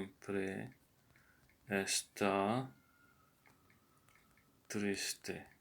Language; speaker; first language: Spanish; non-native, learner; English